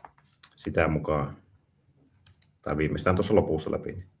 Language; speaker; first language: Finnish; native; Finnish